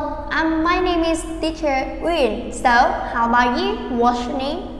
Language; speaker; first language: English; non-native, fluent; Vietnamese